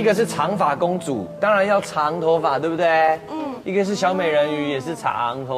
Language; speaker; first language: Chinese; native; Chinese